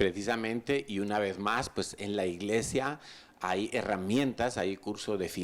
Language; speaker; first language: Spanish; native; Spanish